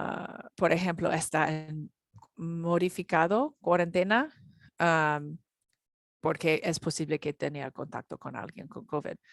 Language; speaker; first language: Spanish; non-native, learner; English